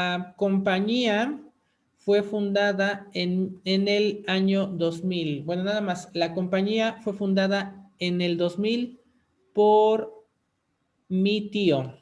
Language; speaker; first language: Spanish; native; Spanish